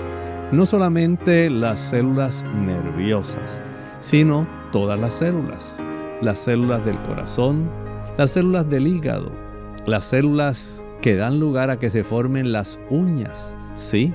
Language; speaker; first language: Spanish; native; Spanish